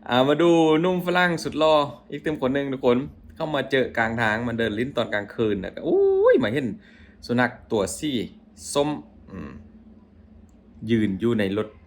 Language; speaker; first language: Thai; non-native, local second language; Lao